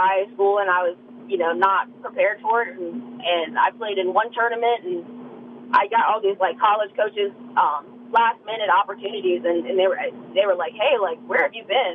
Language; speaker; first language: English; native; English